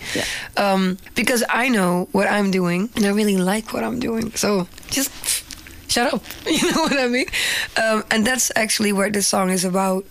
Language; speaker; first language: English; non-native, fluent; Dutch